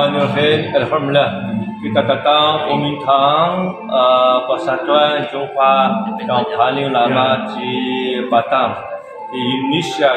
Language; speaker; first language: Indonesian; non-native, learner; Chinese